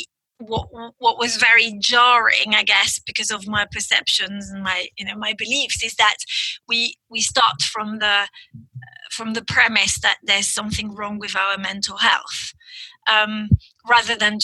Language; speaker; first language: English; non-native, fluent; French